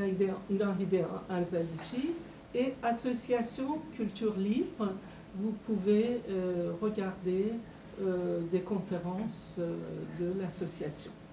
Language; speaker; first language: French; non-native, fluent; Persian